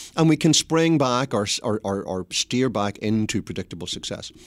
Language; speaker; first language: English; native; English